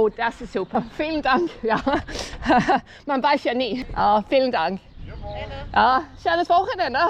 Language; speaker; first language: German; non-native, learner; English